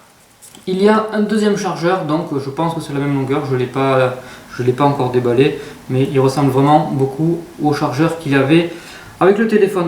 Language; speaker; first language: French; native; French